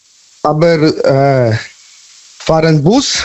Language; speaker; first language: German; non-native, learner; Polish